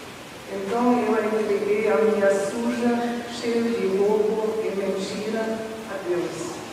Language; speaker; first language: Portuguese; non-native, fluent; German